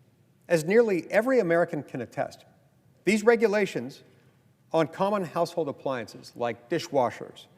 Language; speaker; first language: English; native; English